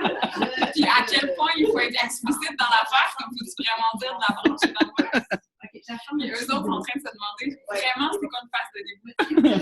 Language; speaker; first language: French; native; French